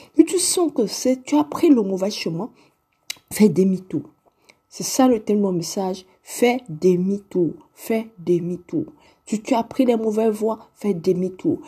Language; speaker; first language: French; non-native, local second language; Lingala